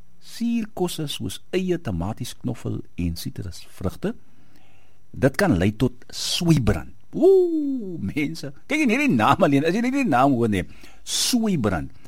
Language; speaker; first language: Afrikaans; native; Afrikaans